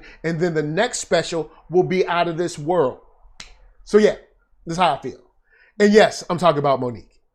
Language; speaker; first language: English; native; English